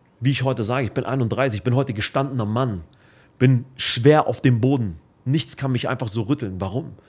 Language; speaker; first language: German; early bilingual, other home language; Arabic